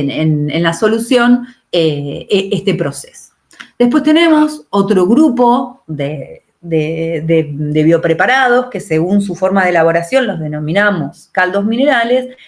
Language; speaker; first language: Spanish; native; Spanish